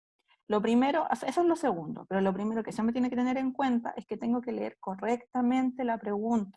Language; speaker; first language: Spanish; native; Spanish